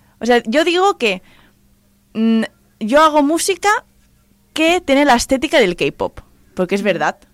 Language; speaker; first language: Spanish; non-native, local second language; Catalan